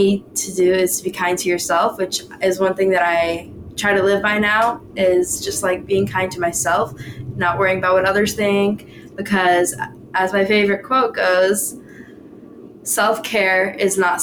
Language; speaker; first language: English; early bilingual, other home language; Hebrew